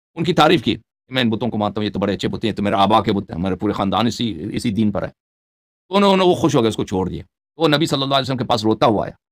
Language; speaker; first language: Urdu; native; Urdu